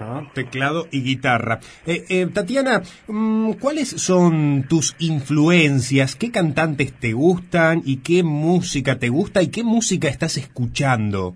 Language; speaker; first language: Spanish; native; Spanish